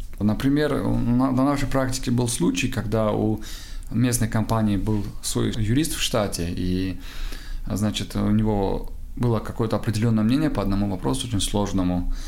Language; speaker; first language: Russian; non-native, local second language; Tajik